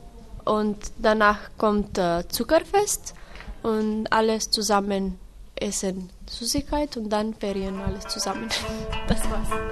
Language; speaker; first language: German; non-native, learner; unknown